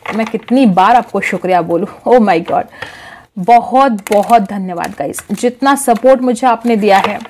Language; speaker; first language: Hindi; non-native, local second language; Marathi